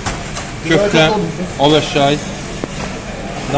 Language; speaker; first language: Russian; non-native, learner; Turkish